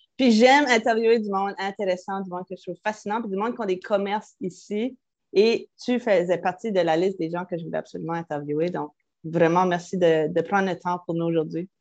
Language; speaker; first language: French; native; French